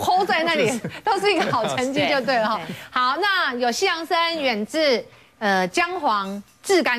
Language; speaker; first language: Chinese; native; Chinese